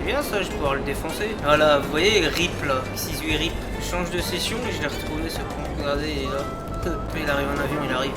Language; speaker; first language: French; native; French